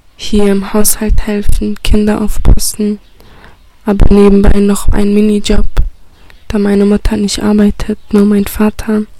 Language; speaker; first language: German; early bilingual, other home language; Romany